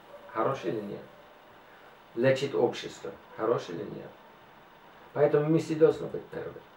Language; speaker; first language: Russian; non-native, fluent; English